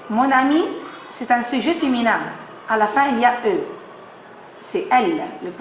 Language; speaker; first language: French; non-native, fluent; Arabic